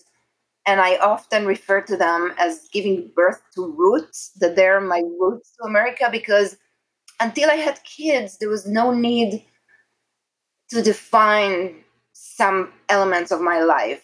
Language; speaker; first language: English; non-native, fluent; Hebrew